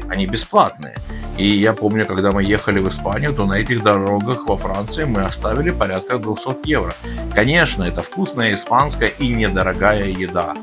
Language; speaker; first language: Russian; native; Russian